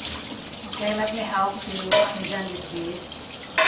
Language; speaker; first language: English; non-native, learner; Indonesian